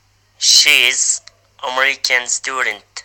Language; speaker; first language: English; non-native, learner; Uyghur